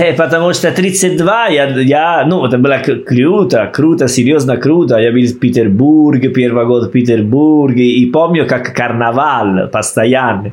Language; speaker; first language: Russian; non-native, fluent; Italian